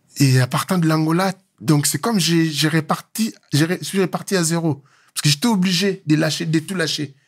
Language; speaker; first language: French; non-native, local second language; Lingala